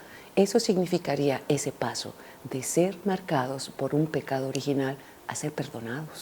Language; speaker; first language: Spanish; native; Spanish